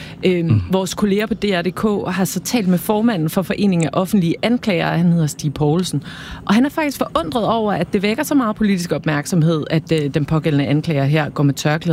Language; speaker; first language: Danish; native; Danish